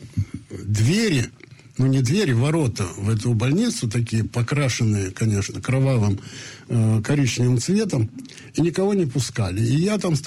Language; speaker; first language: Russian; native; Russian